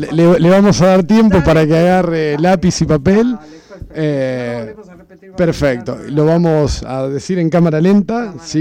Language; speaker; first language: Spanish; native; Spanish